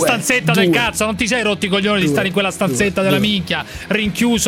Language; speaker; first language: Italian; native; Italian